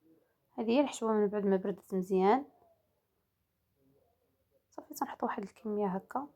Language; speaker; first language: Arabic; native; Arabic